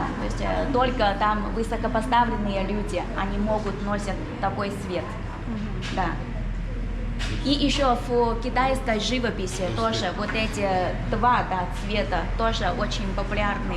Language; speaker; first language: Russian; non-native, fluent; Chinese